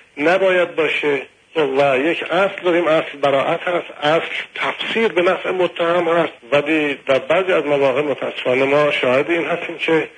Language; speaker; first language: Persian; native; Persian